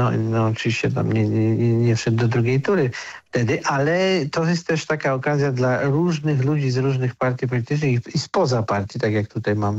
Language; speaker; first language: Polish; native; Polish